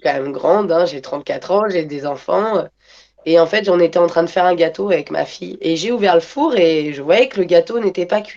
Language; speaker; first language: French; native; French